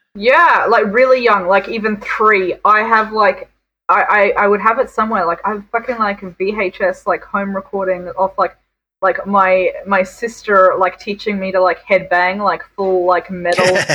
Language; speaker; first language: English; native; English